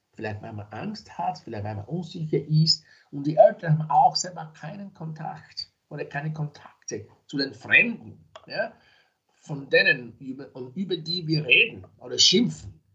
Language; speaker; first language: German; non-native, fluent; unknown